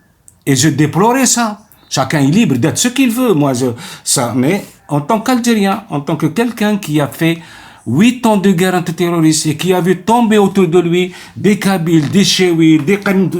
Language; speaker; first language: French; non-native, local second language; Arabic